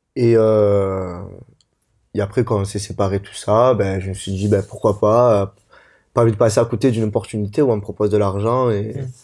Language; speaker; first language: French; native; French